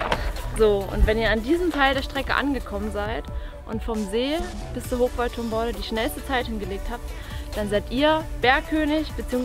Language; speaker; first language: German; native; German